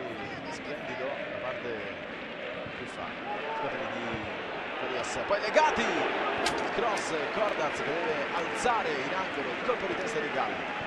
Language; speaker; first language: Italian; native; Italian